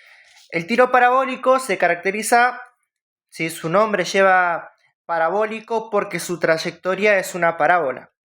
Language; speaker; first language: Spanish; native; Spanish